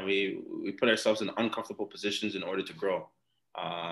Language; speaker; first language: English; non-native, fluent; Akan